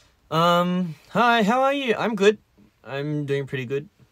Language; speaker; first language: English; early bilingual, other home language; Korean